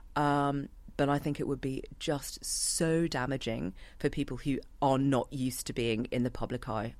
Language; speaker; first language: English; native; English